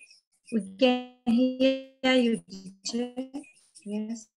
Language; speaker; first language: English; non-native, learner; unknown